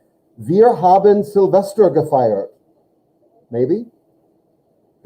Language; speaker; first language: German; non-native, fluent; English